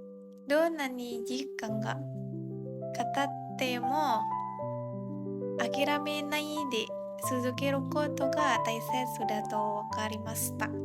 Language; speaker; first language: Japanese; non-native, learner; Indonesian